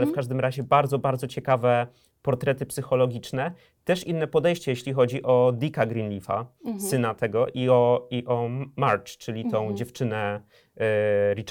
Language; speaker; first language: Polish; native; Polish